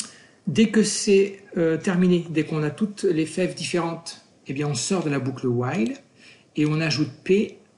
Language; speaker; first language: French; native; French